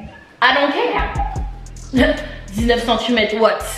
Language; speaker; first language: English; non-native, learner; French